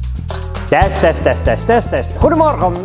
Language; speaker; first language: Dutch; native; Dutch